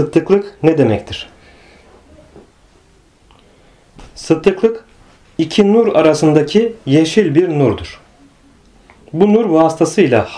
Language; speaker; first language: Turkish; native; Turkish